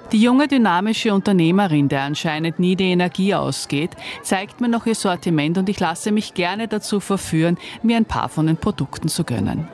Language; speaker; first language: German; native; German